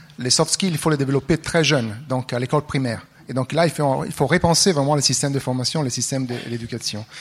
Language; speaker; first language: French; non-native, fluent; Italian